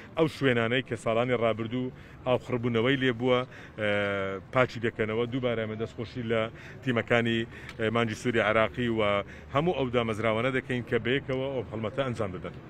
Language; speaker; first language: Central Kurdish; native; Central Kurdish